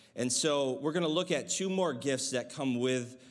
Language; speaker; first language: English; native; English